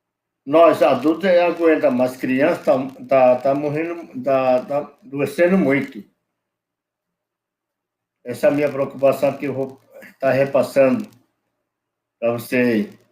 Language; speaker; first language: Portuguese; non-native, local second language; Yanomámi